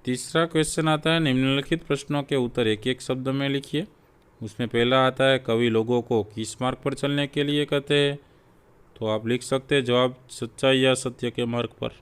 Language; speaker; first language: Hindi; non-native, local second language; Gujarati